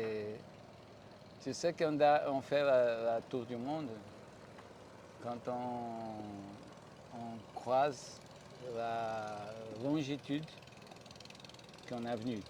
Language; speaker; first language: French; non-native, fluent; Portuguese